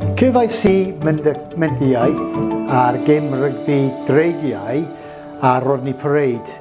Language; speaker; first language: Welsh; non-native, local second language; English